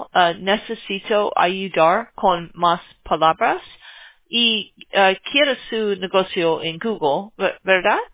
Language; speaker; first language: Spanish; non-native, learner; English